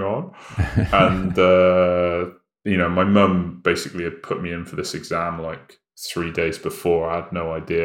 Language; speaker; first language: English; native; English